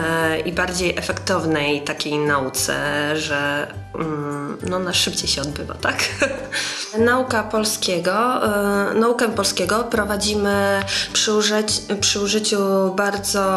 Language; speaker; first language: Polish; non-native, fluent; Ukrainian